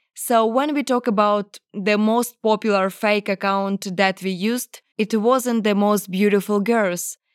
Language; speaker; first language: English; non-native, fluent; Ukrainian